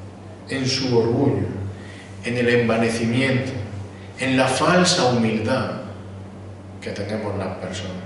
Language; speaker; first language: Spanish; native; Spanish